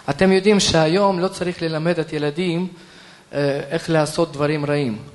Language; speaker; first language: Hebrew; non-native, fluent; Russian